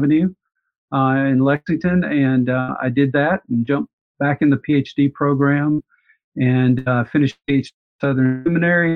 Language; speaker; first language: English; native; English